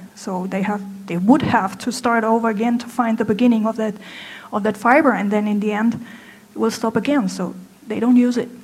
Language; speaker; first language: English; non-native, fluent; German